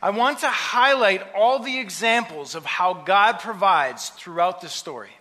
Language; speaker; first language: English; native; English